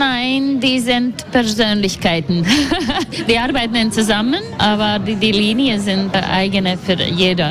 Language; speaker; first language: German; non-native, learner; Latvian